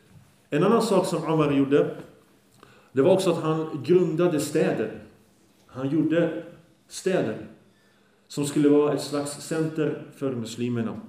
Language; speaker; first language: Swedish; early bilingual, other home language; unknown